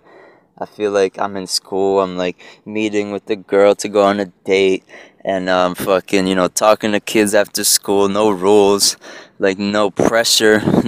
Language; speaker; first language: English; early bilingual, other home language; Spanish